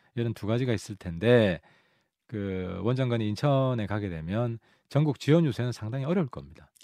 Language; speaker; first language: Korean; native; Korean